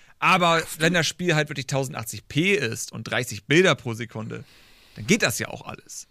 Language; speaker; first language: German; native; German